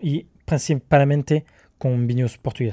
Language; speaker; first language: Portuguese; non-native, learner; French